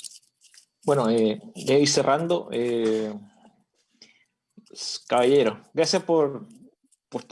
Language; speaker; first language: Spanish; native; Spanish